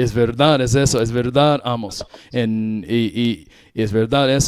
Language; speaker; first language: Spanish; non-native, learner; English